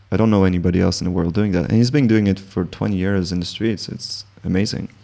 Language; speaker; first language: English; non-native, fluent; French